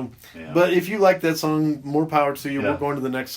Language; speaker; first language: English; native; English